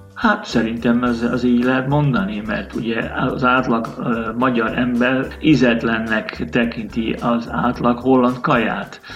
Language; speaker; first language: Hungarian; non-native, fluent; Dutch